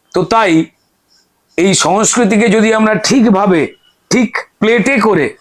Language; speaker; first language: Bangla; native; Bangla